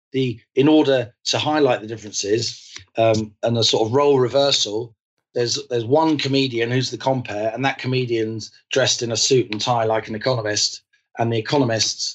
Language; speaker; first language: English; native; English